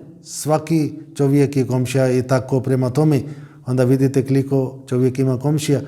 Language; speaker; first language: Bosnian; non-native, fluent; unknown